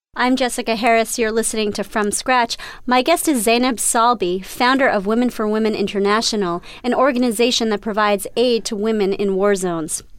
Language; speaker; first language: English; native; English